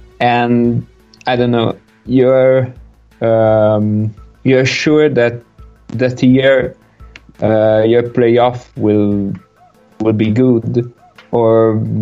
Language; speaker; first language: English; non-native, learner; Italian